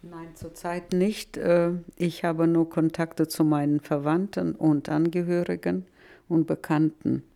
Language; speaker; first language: German; non-native, fluent; Russian